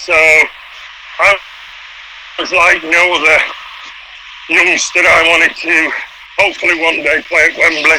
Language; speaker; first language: English; native; English